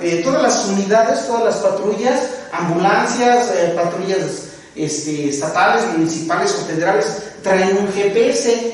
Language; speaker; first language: Spanish; native; Spanish